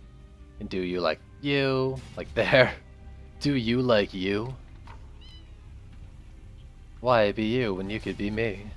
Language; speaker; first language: English; native; English